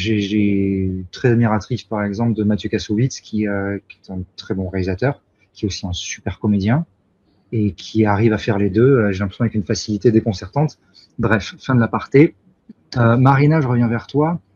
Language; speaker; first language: French; native; French